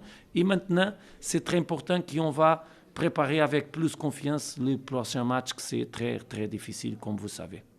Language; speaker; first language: French; non-native, learner; Portuguese